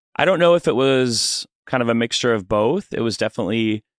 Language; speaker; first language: English; native; English